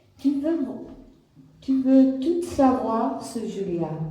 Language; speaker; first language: French; non-native, learner; English